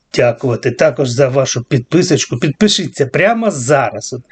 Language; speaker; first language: Ukrainian; non-native, local second language; Russian